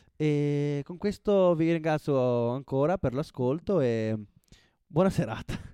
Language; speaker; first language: Italian; native; Italian